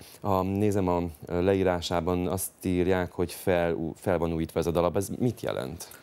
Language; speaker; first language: Hungarian; native; Hungarian